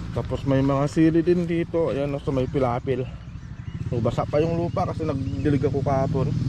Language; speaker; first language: Filipino; non-native, local second language; Iloko